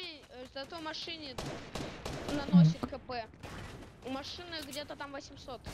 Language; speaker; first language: Russian; native; Russian